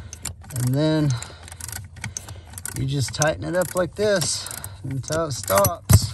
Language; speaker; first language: English; native; English